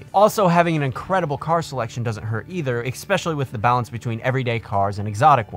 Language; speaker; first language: English; native; English